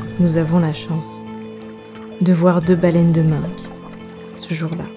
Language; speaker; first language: French; native; French